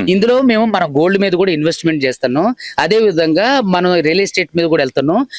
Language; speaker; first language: Telugu; native; Telugu